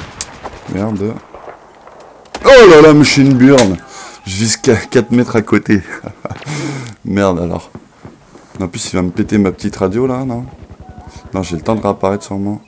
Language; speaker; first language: French; native; French